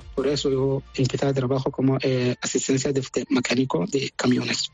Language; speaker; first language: Spanish; non-native, learner; Arabic